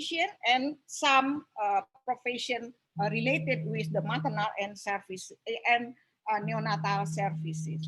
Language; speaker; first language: English; non-native, local second language; Indonesian